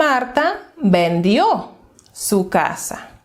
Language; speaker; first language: Spanish; non-native, fluent; English